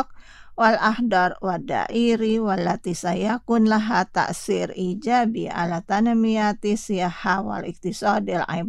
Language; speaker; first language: Arabic; non-native, fluent; Indonesian